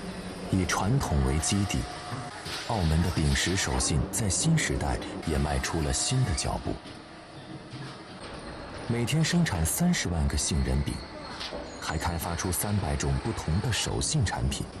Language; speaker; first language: Chinese; native; Chinese